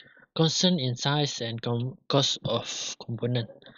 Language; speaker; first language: English; non-native, local second language; Malay